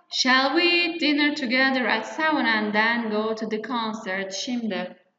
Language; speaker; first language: English; non-native, fluent; Turkish